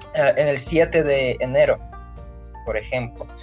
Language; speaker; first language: Spanish; non-native, fluent; Russian